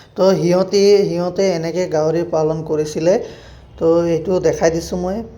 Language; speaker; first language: Assamese; non-native, local second language; Nepali